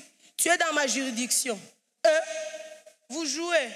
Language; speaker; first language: French; non-native, local second language; Swahili